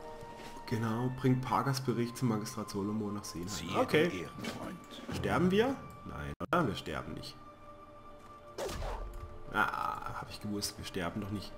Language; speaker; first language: German; native; German